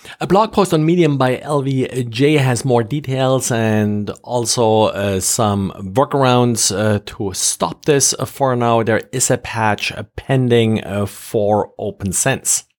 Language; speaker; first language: English; non-native, fluent; German